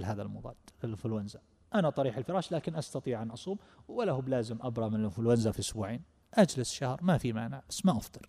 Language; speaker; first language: Arabic; native; Arabic